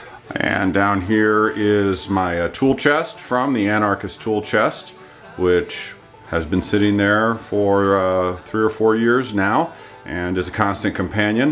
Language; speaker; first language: English; native; English